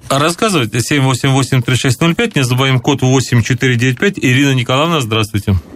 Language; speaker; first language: Russian; native; Russian